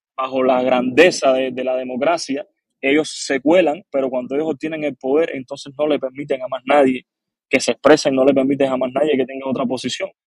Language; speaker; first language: Spanish; native; Spanish